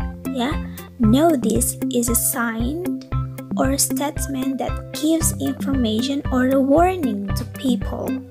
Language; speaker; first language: English; non-native, fluent; Indonesian